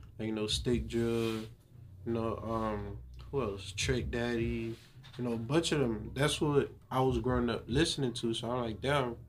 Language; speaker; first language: English; early bilingual, other home language; Haitian Creole